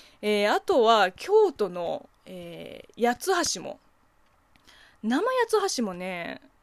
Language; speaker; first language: Japanese; non-native, fluent; Chinese